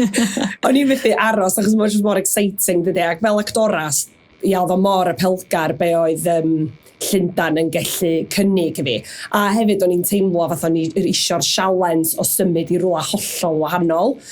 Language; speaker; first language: Welsh; native; Welsh